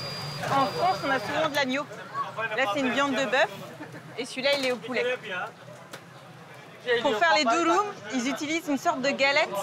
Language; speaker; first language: French; native; French